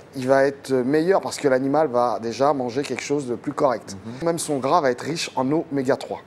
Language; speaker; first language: French; native; French